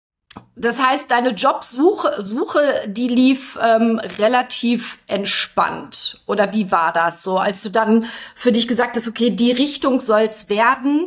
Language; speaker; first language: German; native; German